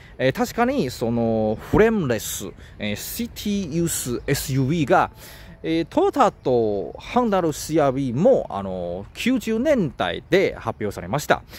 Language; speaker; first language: Japanese; non-native, learner; Chinese